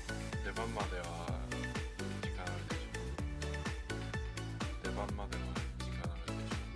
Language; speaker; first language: Japanese; non-native, fluent; Korean